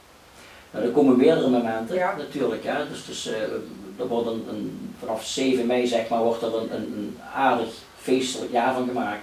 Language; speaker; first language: Dutch; native; Dutch